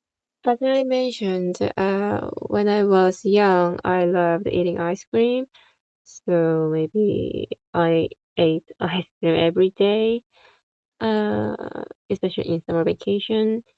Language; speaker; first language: English; non-native, fluent; Korean